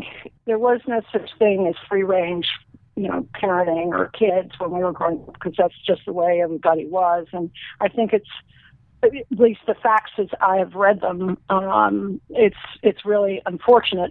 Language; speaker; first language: English; native; English